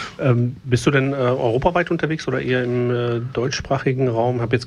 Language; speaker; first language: German; native; German